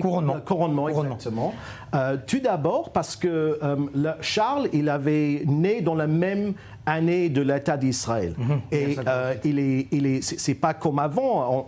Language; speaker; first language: French; non-native, fluent; English